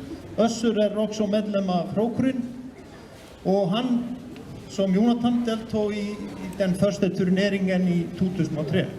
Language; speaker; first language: Danish; non-native, fluent; Icelandic